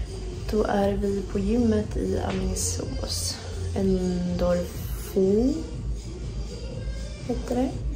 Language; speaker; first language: Swedish; native; Swedish